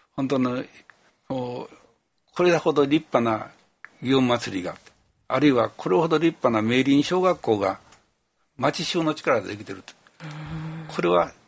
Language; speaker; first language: Japanese; native; Japanese